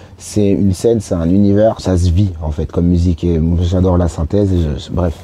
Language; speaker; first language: French; native; French